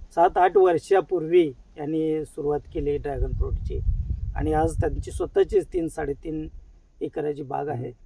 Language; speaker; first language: Marathi; native; Marathi